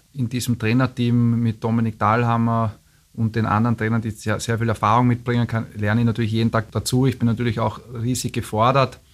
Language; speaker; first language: German; native; German